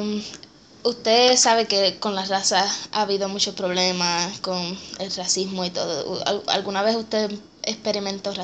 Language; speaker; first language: Spanish; early bilingual, heritage; Spanish